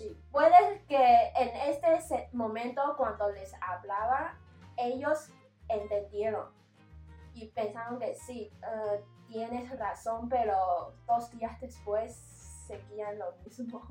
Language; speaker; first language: Spanish; non-native, learner; Chinese